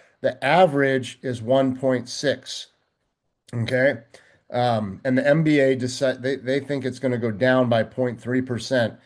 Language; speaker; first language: English; native; English